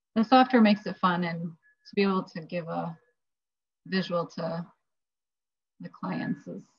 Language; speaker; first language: English; native; English